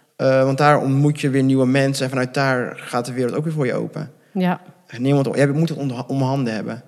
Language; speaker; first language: Dutch; native; Dutch